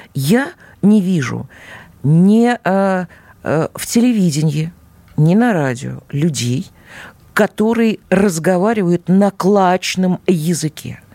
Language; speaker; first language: Russian; native; Russian